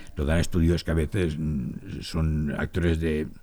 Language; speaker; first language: Spanish; native; Spanish